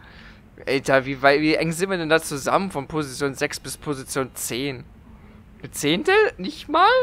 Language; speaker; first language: German; native; German